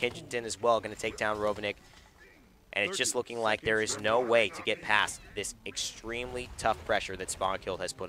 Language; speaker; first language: English; native; English